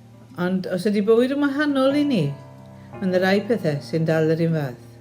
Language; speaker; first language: Welsh; native; Welsh